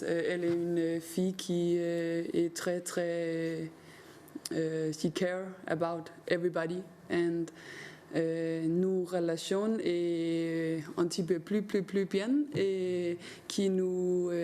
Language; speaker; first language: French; non-native, learner; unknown